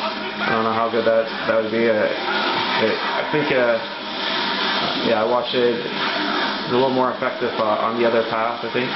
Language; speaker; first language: English; native; English